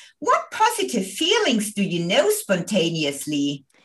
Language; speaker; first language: English; non-native, fluent; German